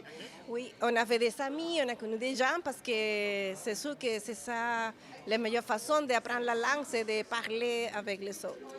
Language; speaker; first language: French; non-native, fluent; Spanish